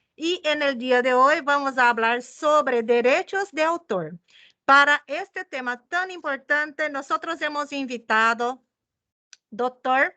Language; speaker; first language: Spanish; non-native, fluent; Portuguese